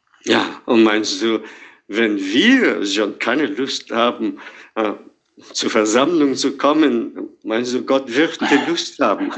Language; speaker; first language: German; non-native, fluent; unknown